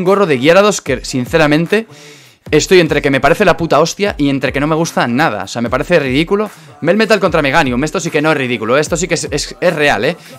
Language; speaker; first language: Spanish; native; Spanish